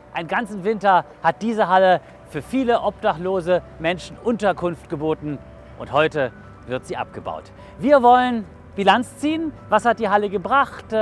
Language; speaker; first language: German; native; German